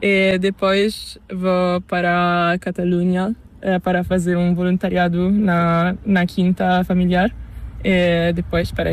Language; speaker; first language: Spanish; non-native, learner; Portuguese